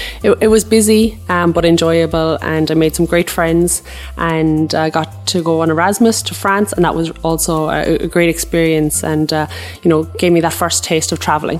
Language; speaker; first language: English; native; English